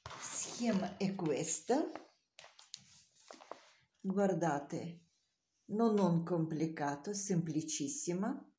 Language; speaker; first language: Italian; non-native, learner; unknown